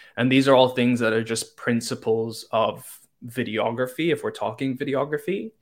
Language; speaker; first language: English; non-native, local second language; Cantonese